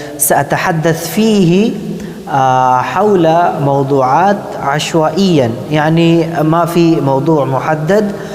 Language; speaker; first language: Arabic; non-native, fluent; Urdu